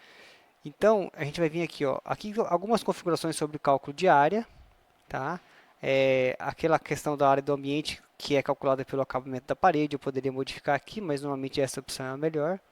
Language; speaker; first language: Portuguese; native; Portuguese